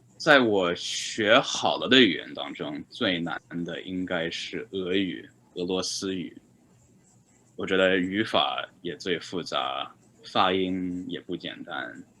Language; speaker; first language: Chinese; native; Chinese